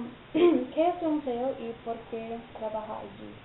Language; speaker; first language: Spanish; non-native, learner; English